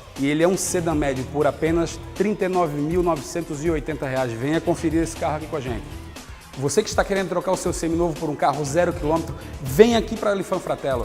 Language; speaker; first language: Portuguese; native; Portuguese